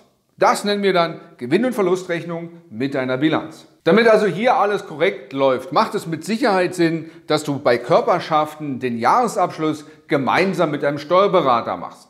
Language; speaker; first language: German; native; German